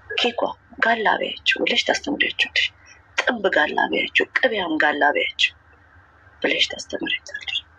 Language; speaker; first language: Amharic; non-native, local second language; Oromo